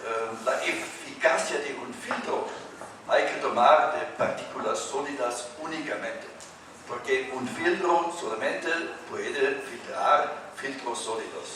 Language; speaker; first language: Spanish; non-native, fluent; German